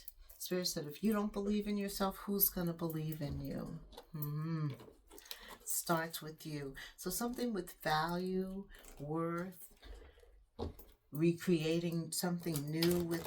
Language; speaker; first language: English; native; English